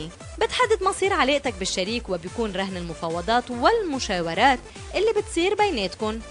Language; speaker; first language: Arabic; native; Arabic